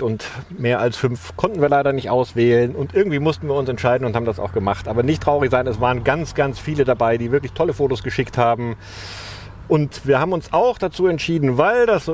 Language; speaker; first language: German; native; German